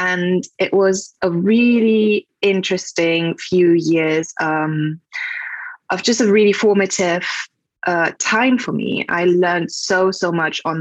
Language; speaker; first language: English; non-native, fluent; German